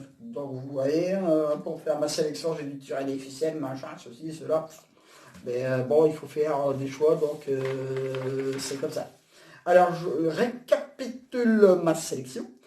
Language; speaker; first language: French; native; French